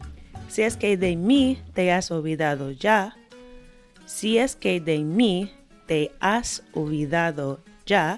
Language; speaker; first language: Spanish; non-native, fluent; English